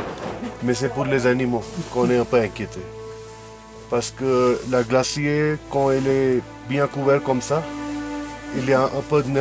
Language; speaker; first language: French; non-native, fluent; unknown